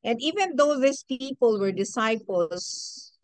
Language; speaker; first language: English; non-native, local second language; Filipino